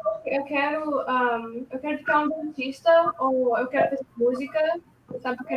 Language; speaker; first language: Portuguese; early bilingual, heritage; Portuguese